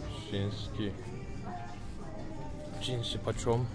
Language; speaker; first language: Russian; non-native, learner; Turkish